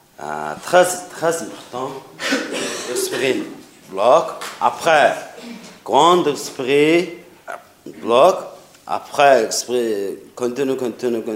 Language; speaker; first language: French; non-native, learner; Mongolian